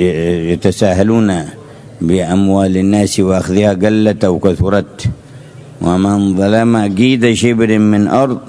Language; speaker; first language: Arabic; native; Arabic